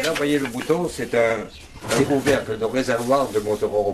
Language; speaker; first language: French; native; French